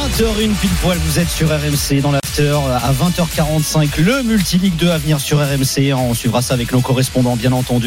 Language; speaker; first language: French; native; French